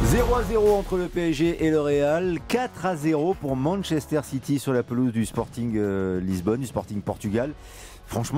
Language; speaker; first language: French; native; French